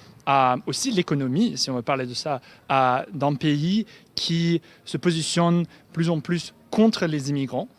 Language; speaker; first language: French; non-native, fluent; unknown